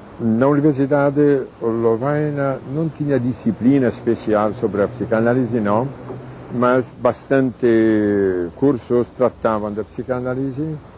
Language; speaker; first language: Portuguese; non-native, fluent; Hungarian